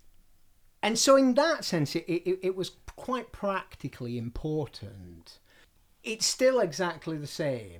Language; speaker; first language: English; native; English